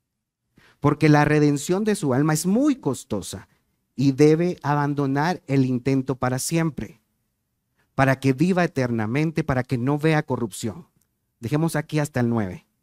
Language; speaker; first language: Spanish; native; Spanish